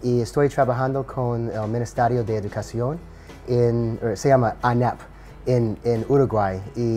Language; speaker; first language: Spanish; non-native, learner; English